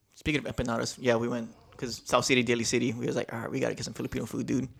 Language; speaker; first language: English; native; English